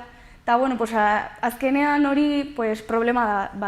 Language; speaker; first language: Basque; non-native, local second language; Spanish